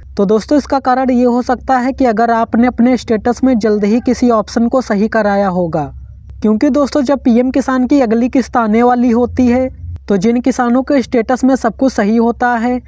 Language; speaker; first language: Hindi; non-native, local second language; Marathi